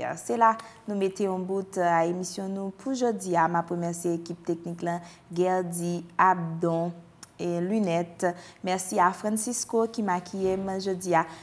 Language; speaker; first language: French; non-native, local second language; Haitian Creole